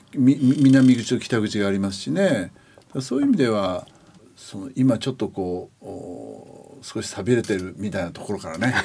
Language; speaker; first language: Japanese; native; Japanese